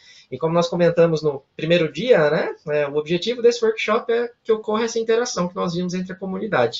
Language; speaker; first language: Portuguese; native; Portuguese